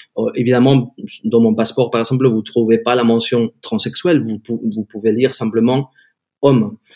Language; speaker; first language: French; non-native, fluent; Spanish